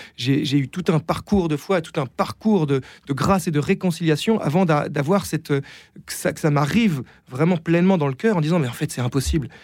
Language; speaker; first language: French; native; French